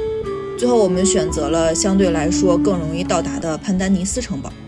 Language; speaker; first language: Chinese; native; Chinese